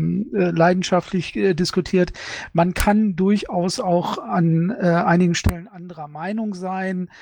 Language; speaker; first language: German; native; German